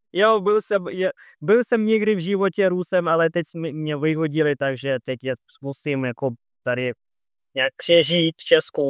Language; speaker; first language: Czech; non-native, fluent; Russian